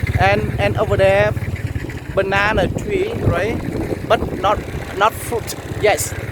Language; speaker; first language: English; non-native, learner; Vietnamese